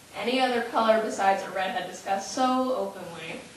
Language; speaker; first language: English; native; English